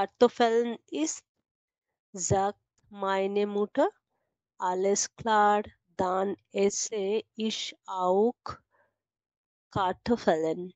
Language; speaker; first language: German; non-native, learner; Bangla